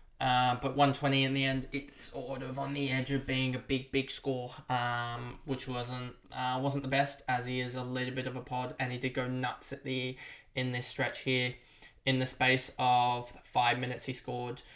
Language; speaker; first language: English; native; English